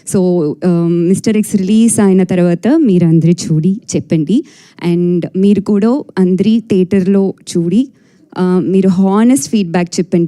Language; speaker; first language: Telugu; non-native, learner; Tamil